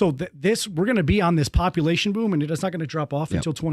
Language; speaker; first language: English; native; English